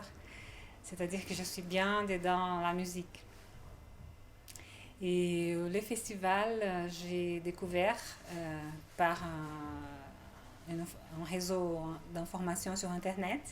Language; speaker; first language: French; non-native, fluent; Portuguese